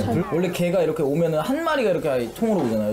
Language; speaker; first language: Korean; native; Korean